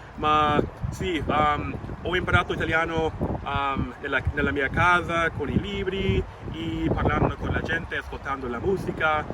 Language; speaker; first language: Italian; non-native, fluent; English